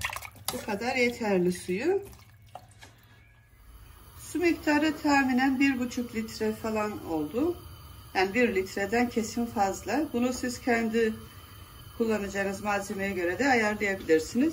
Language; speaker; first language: Turkish; native; Turkish